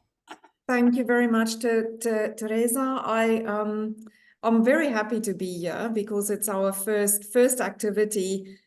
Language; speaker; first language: English; non-native, learner; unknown